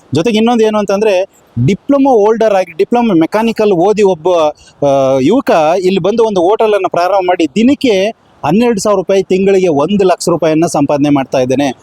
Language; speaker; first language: Kannada; native; Kannada